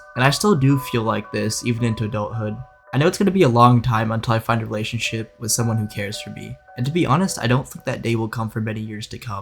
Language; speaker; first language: English; native; English